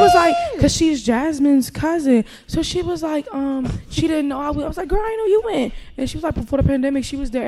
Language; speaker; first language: English; native; English